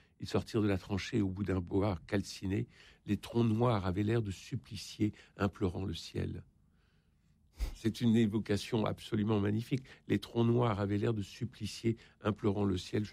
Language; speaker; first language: French; native; French